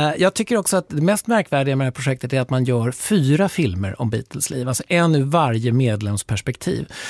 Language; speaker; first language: Swedish; native; Swedish